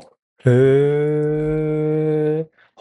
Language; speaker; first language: Cantonese; non-native, learner; Japanese